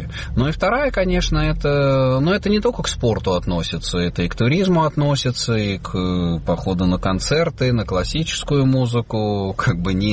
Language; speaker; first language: Russian; native; Russian